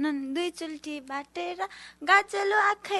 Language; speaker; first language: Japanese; non-native, learner; Nepali